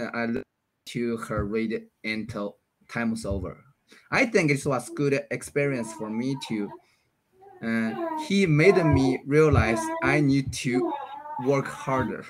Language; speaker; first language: English; non-native, learner; Chinese